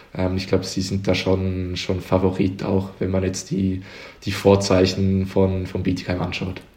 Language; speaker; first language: German; native; German